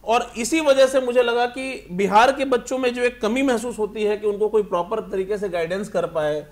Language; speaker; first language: Hindi; native; Hindi